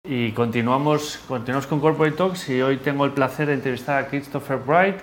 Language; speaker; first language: Spanish; native; Spanish